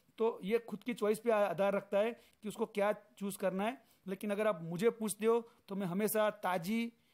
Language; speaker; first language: Hindi; non-native, local second language; Gujarati